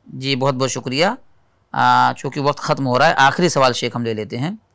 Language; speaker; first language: Hindi; native; Hindi